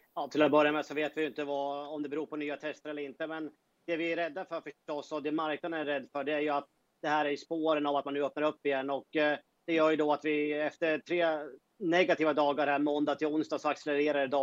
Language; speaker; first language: Swedish; native; Swedish